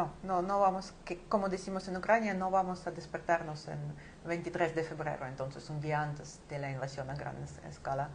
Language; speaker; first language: Spanish; non-native, fluent; Ukrainian